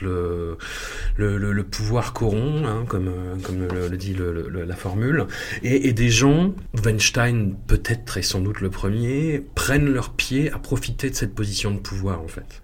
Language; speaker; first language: French; native; French